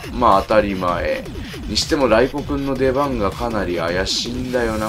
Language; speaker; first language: Japanese; native; Japanese